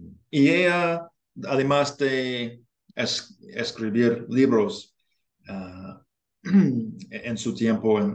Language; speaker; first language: Spanish; non-native, learner; English